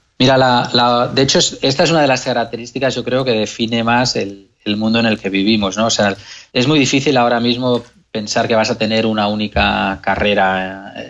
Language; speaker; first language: Spanish; non-native, local second language; Catalan